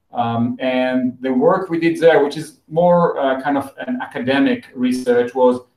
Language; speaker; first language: English; non-native, fluent; Hebrew